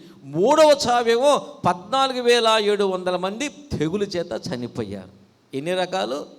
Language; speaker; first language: Telugu; native; Telugu